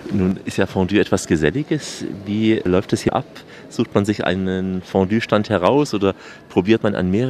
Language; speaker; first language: German; native; German